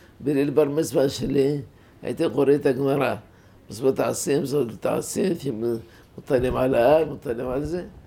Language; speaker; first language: Hebrew; non-native, fluent; Arabic